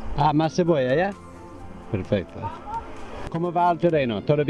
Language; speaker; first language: Spanish; non-native, learner; English